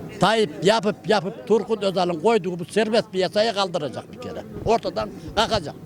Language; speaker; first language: Turkish; native; Turkish